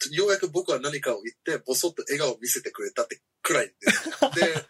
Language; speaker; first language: Japanese; early bilingual, heritage; Japanese